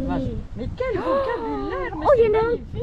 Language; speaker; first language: French; native; French